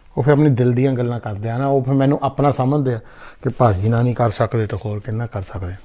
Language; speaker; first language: Punjabi; early bilingual, heritage; Punjabi